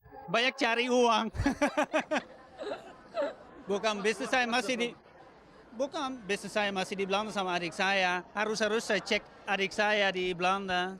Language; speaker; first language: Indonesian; non-native, learner; Dutch